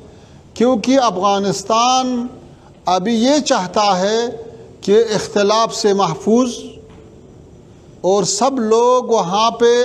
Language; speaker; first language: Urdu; non-native, fluent; Pashto